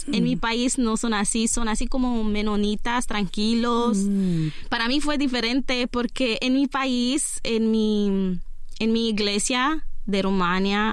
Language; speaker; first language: Spanish; non-native, learner; Romanian